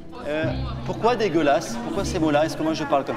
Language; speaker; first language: French; native; French